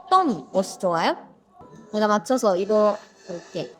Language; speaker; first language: Korean; non-native, learner; Japanese